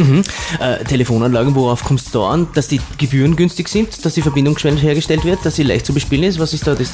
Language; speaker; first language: German; native; German